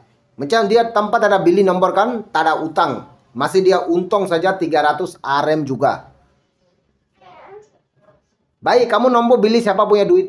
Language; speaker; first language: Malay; non-native, learner; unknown